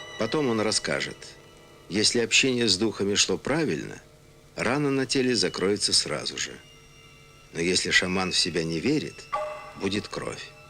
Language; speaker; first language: Russian; native; Russian